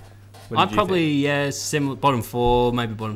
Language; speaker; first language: English; native; English